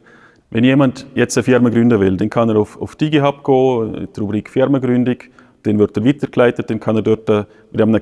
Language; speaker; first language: German; native; German